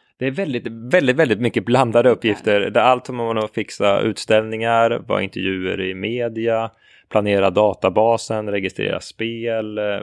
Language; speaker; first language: Swedish; native; Swedish